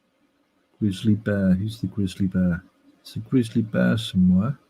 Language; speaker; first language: English; native; English